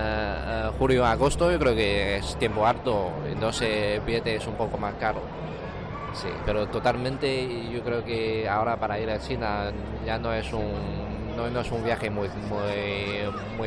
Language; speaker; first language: Spanish; non-native, fluent; Chinese